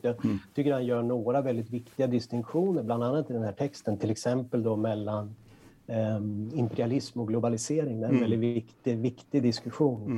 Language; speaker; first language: Swedish; native; Swedish